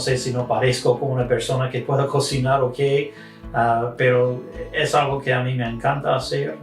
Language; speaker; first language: Spanish; non-native, fluent; English